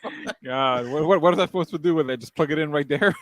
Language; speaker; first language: English; native; English